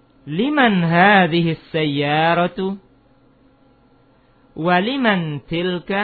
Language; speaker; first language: Arabic; non-native, fluent; Indonesian